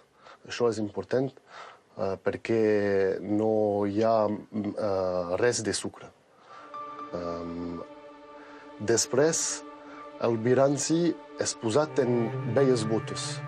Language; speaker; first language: Catalan; non-native, local second language; French